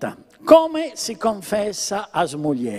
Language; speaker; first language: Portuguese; non-native, fluent; Italian